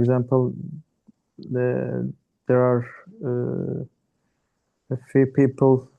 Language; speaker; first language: English; non-native, learner; Turkish